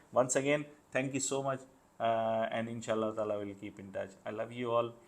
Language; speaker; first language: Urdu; non-native, local second language; Punjabi